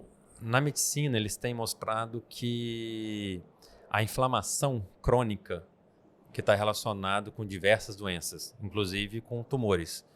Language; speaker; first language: Portuguese; native; Portuguese